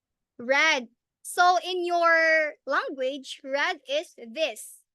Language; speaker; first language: English; non-native, local second language; Filipino